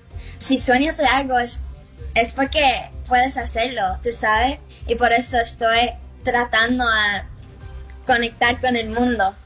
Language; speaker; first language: Spanish; early bilingual, heritage; English